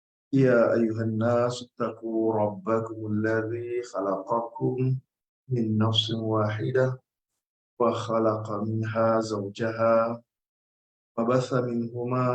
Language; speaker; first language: Arabic; non-native, fluent; Malay